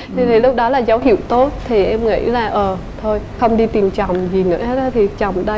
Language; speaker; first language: Vietnamese; native; Vietnamese